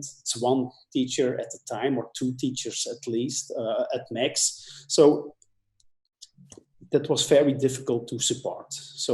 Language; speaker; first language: English; non-native, fluent; Dutch